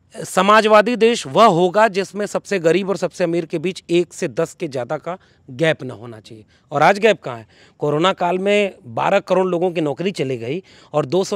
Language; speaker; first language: Hindi; native; Hindi